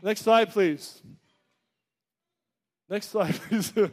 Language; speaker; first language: English; native; English